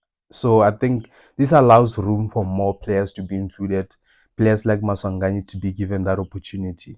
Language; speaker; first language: English; non-native, local second language; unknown